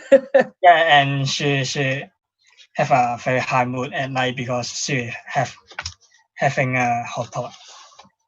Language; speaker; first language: English; non-native, learner; Cantonese